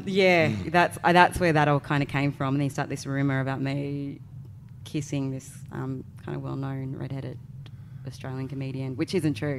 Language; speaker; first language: English; native; English